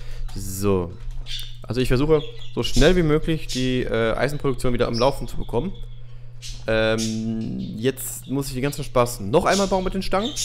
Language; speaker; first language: German; native; German